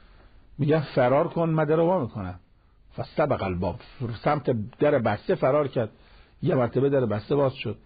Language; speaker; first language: Persian; native; Persian